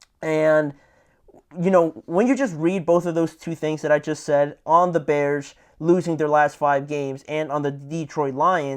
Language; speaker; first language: English; native; English